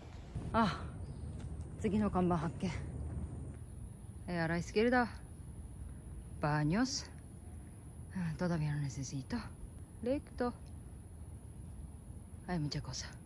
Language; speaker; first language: Spanish; non-native, learner; Japanese